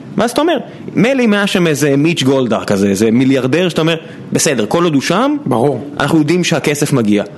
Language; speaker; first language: Hebrew; native; Hebrew